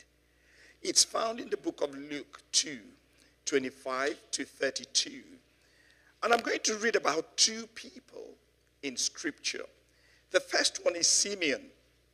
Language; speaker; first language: English; non-native, local second language; Yoruba